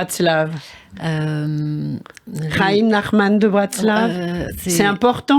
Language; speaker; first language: French; native; French